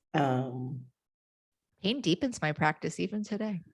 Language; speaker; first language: English; native; English